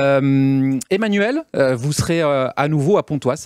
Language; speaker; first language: French; native; French